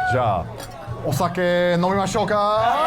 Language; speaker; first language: Japanese; non-native, learner; English